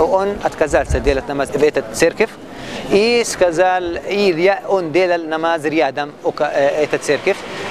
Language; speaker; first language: Russian; non-native, learner; Arabic